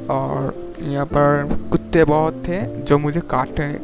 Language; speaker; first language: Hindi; non-native, local second language; Bangla